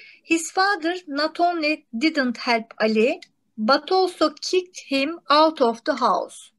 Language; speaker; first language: English; non-native, learner; Turkish